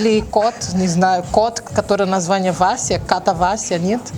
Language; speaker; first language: Russian; non-native, learner; Portuguese